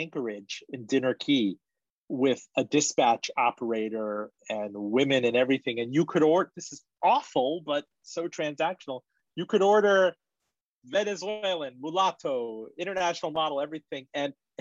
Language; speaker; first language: English; early bilingual, other home language; Persian